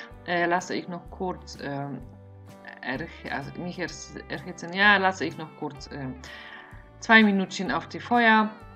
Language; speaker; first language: German; non-native, fluent; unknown